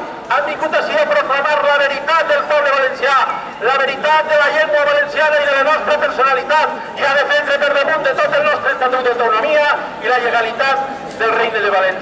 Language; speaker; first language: Catalan; native; Catalan